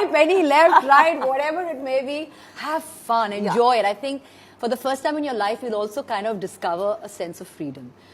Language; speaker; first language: English; non-native, local second language; Hindi